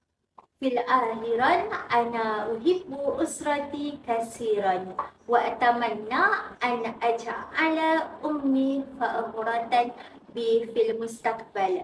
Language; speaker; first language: Arabic; non-native, learner; Malay